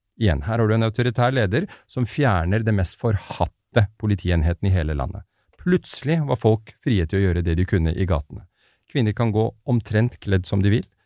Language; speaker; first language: Norwegian; early bilingual, other home language; Persian